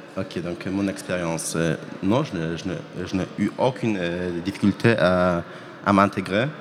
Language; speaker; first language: French; non-native, fluent; Polish